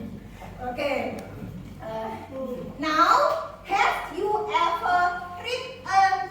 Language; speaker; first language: English; non-native, fluent; Indonesian